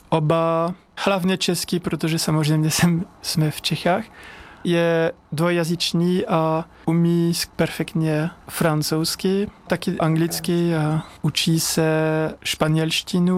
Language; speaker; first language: Czech; non-native, fluent; French